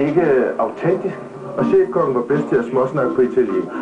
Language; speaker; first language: Danish; native; Danish